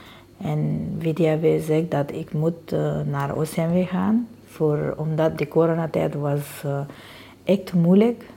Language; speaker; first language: Dutch; non-native, learner; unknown